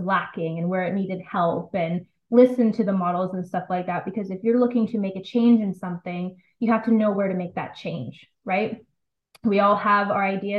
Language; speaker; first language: English; native; English